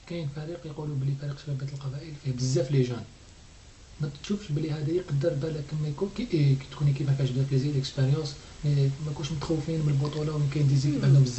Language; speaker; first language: Arabic; native; Arabic